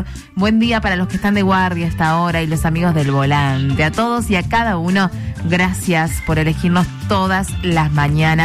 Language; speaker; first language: Spanish; native; Spanish